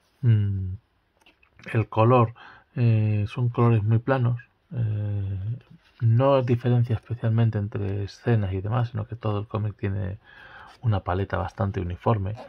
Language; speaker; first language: Spanish; native; Spanish